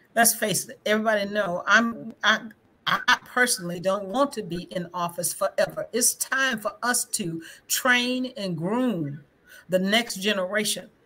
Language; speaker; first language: English; native; English